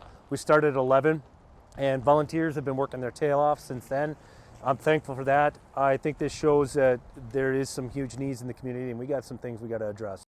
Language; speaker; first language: English; native; English